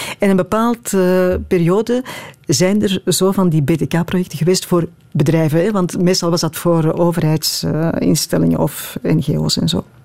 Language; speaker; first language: Dutch; native; Dutch